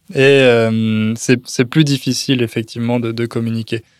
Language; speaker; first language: French; native; French